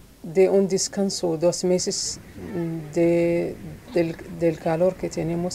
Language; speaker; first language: Spanish; non-native, local second language; Arabic